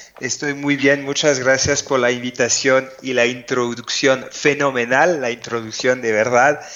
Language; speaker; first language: Spanish; non-native, fluent; French